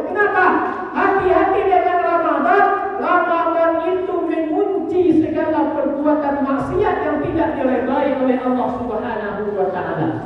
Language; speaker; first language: Indonesian; non-native, local second language; Minangkabau